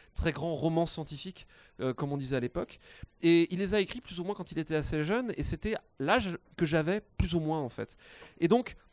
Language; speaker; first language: French; non-native, fluent; English